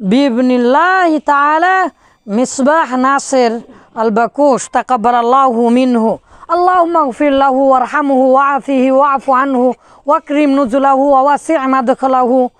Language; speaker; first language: Arabic; non-native, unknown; Bangla